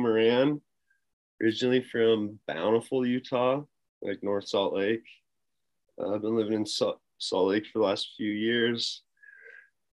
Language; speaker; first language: English; native; English